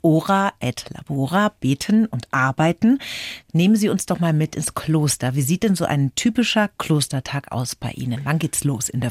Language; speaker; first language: German; native; German